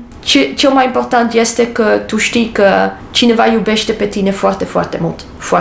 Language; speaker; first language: Romanian; non-native, learner; English